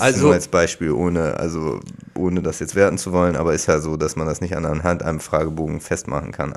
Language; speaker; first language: German; native; German